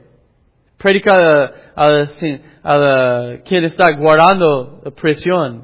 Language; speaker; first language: Spanish; non-native, learner; English